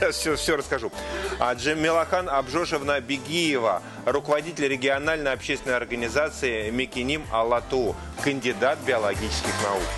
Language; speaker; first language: Russian; native; Russian